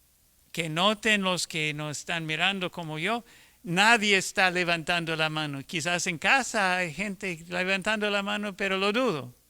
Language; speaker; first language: Spanish; non-native, fluent; English